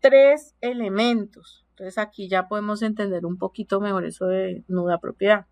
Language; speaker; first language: Spanish; native; Spanish